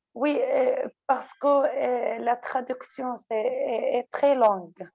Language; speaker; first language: French; non-native, fluent; Arabic